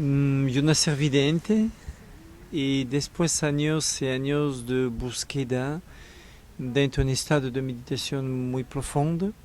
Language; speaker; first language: Spanish; non-native, learner; French